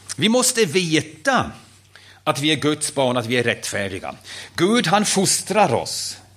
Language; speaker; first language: Swedish; non-native, fluent; German